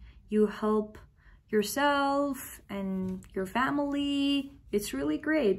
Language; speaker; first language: English; non-native, fluent; Persian